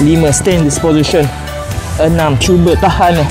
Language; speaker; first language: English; non-native, local second language; Malay